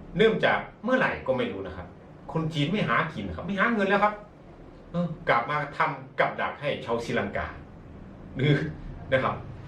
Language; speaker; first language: Thai; non-native, fluent; Chinese